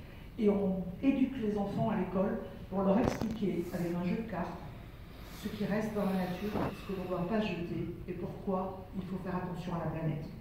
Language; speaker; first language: French; native; French